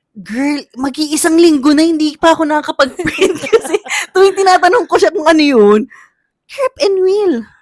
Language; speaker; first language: Filipino; native; Filipino